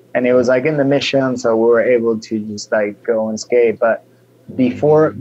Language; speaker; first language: English; non-native, fluent; Spanish